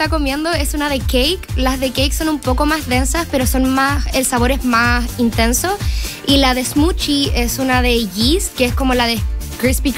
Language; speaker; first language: Spanish; native; Spanish